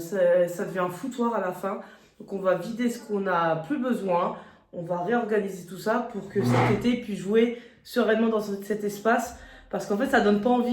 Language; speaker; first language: French; native; French